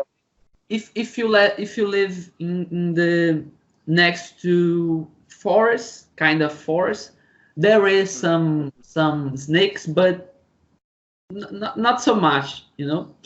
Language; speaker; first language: English; non-native, learner; Portuguese